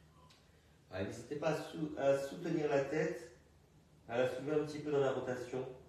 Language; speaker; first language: French; native; French